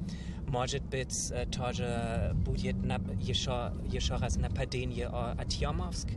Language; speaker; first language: Russian; non-native, learner; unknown